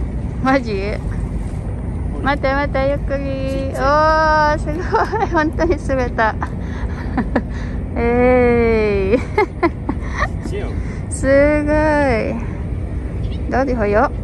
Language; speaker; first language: Japanese; non-native, learner; Filipino